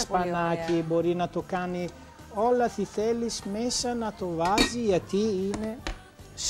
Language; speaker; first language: Greek; non-native, learner; Italian